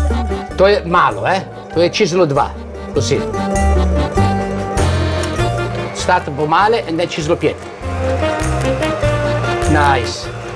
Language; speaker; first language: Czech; non-native, learner; Italian